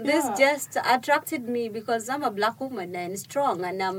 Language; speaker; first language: English; non-native, fluent; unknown